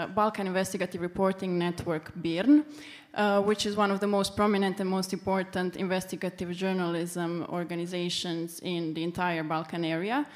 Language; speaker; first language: English; non-native, fluent; Serbian